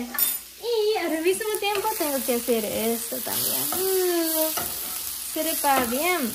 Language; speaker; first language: Spanish; non-native, learner; Japanese